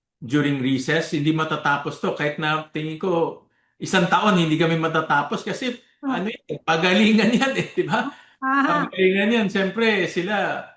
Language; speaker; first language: Filipino; native; Filipino